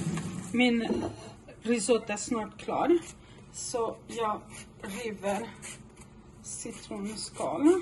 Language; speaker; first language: Swedish; non-native, fluent; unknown